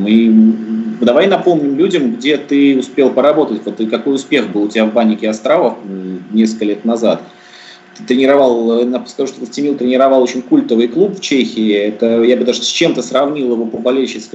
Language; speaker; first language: Russian; native; Russian